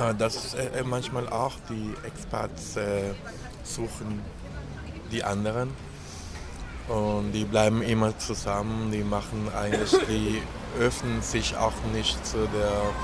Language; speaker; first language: German; non-native, fluent; Spanish